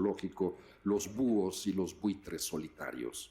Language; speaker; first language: Spanish; native; Spanish